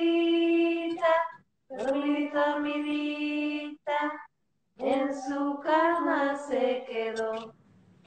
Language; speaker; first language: Spanish; native; Spanish